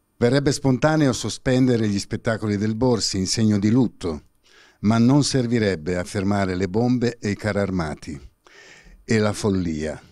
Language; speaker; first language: Italian; native; Italian